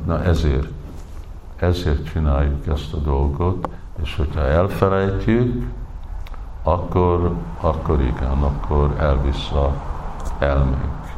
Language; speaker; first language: Hungarian; early bilingual, heritage; English